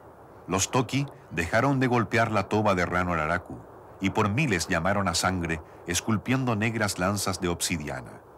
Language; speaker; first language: Spanish; native; Spanish